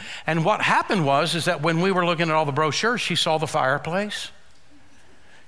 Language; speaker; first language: English; native; English